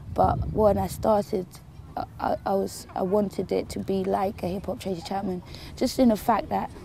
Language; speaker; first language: English; native; English